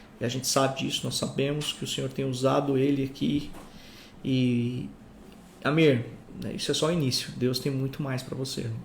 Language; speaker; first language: Portuguese; native; Portuguese